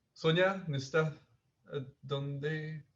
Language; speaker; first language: Spanish; non-native, learner; French